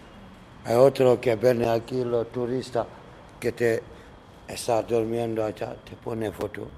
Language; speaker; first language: Spanish; non-native, learner; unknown